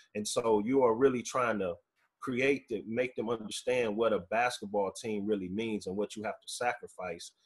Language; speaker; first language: English; native; English